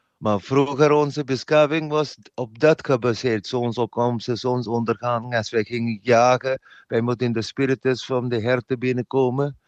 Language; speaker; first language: Dutch; non-native, learner; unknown